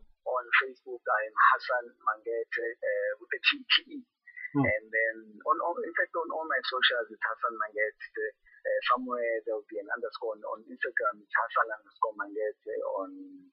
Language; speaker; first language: English; non-native, local second language; Zulu